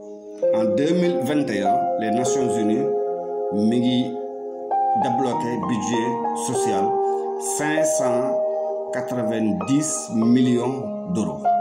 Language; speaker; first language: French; non-native, local second language; Wolof